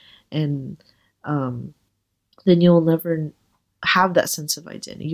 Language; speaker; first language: English; native; English